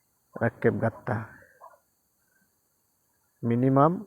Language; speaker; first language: Arabic; non-native, learner; Bangla